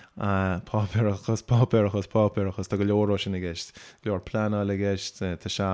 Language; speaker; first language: Irish; native; Irish